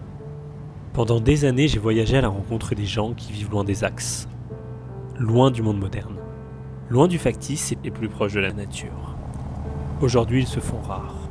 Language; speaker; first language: French; native; French